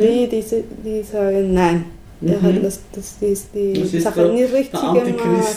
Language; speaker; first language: German; non-native, learner; Spanish